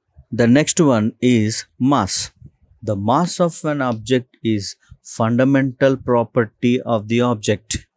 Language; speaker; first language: English; non-native, local second language; Telugu